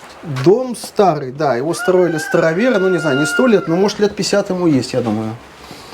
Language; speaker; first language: Russian; native; Russian